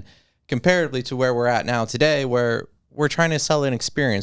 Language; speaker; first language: English; native; English